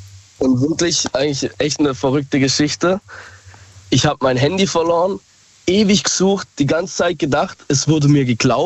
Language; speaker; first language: German; native; German